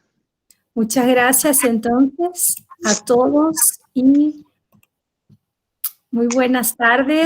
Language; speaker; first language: Spanish; non-native, fluent; Portuguese